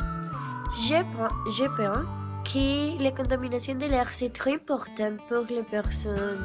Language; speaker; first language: French; non-native, learner; Spanish